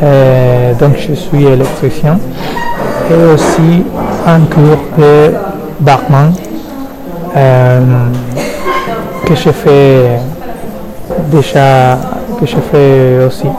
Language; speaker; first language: French; non-native, learner; Spanish